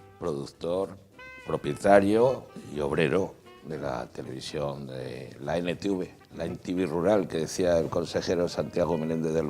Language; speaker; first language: Spanish; native; Spanish